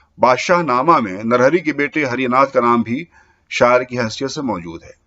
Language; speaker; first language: Urdu; native; Urdu